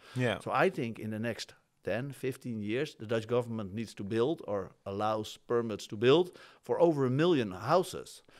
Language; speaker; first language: English; non-native, fluent; Dutch